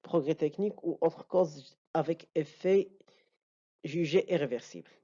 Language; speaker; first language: French; non-native, local second language; Arabic